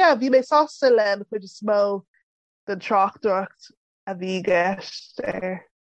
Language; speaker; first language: Irish; early bilingual, other home language; English